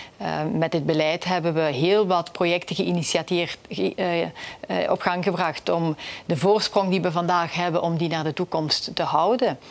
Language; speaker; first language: Dutch; native; Dutch